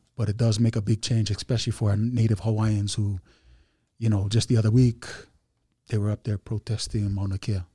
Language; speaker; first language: English; early bilingual, other home language; Hindi